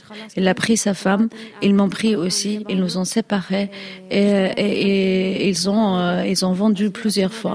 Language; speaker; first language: French; non-native, fluent; Kurdish